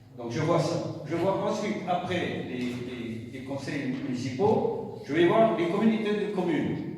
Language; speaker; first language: French; non-native, fluent; German